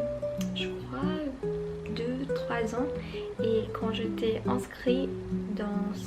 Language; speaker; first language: French; non-native, fluent; English